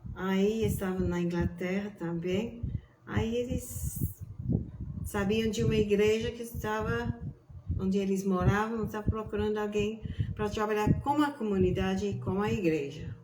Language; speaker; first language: Portuguese; non-native, fluent; English